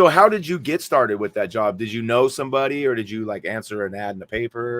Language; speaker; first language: English; native; English